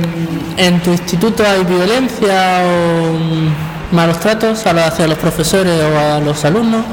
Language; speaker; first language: Spanish; native; Spanish